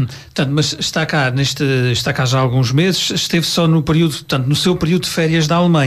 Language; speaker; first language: Portuguese; native; Portuguese